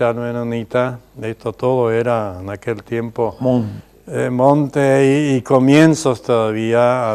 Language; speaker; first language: Spanish; non-native, local second language; Plautdietsch